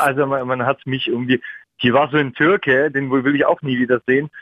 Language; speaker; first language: German; early bilingual, other home language; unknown